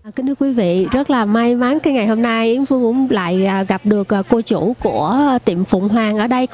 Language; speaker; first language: Vietnamese; native; Vietnamese